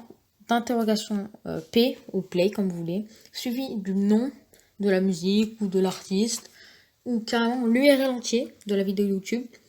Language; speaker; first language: French; native; French